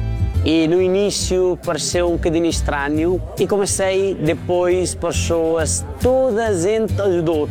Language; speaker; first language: Portuguese; non-native, fluent; Nepali